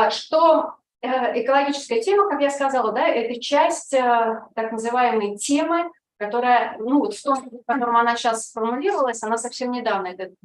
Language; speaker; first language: Russian; native; Russian